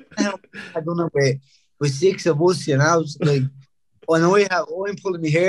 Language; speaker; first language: English; native; English